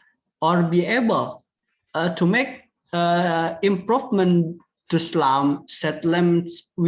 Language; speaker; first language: English; non-native, learner; Indonesian